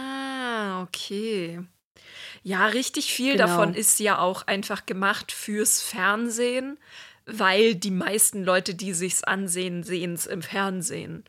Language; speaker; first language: German; native; German